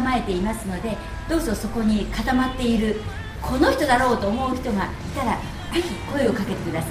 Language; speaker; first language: Japanese; native; Japanese